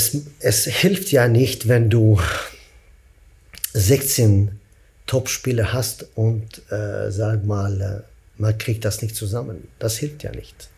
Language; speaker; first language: German; non-native, fluent; Swedish